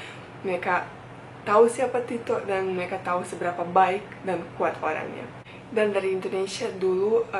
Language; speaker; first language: Indonesian; non-native, fluent; Bosnian